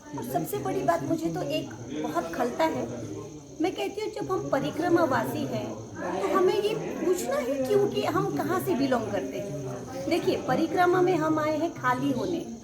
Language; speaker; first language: Hindi; non-native, local second language; Nepali